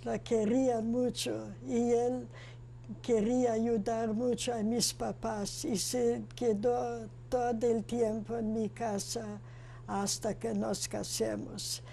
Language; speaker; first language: Spanish; non-native, fluent; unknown